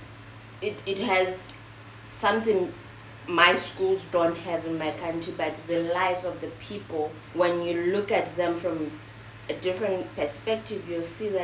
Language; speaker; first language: English; non-native, local second language; Southern Sotho